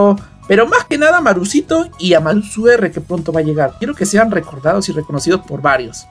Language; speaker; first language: Spanish; native; Spanish